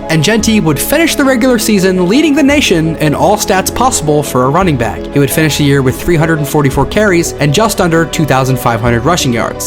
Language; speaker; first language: English; native; English